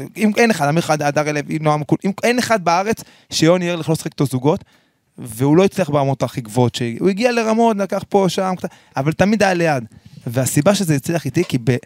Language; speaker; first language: Hebrew; early bilingual, other home language; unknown